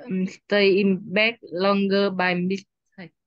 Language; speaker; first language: English; non-native, learner; Vietnamese